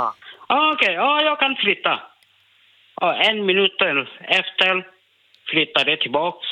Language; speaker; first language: Swedish; non-native, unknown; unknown